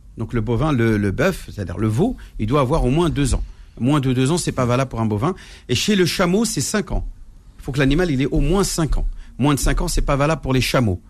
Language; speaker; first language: French; non-native, local second language; Arabic